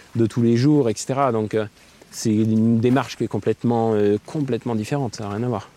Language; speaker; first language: French; native; French